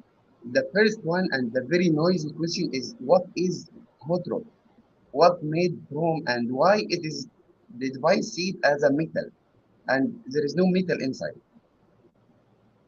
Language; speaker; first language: English; non-native, learner; Arabic